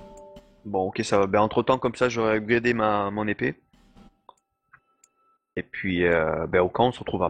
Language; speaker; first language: French; native; French